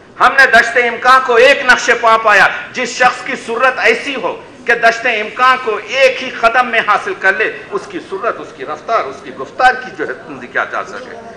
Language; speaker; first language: Urdu; native; Urdu